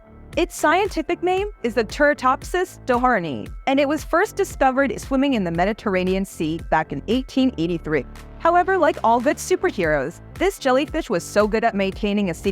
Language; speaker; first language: English; native; English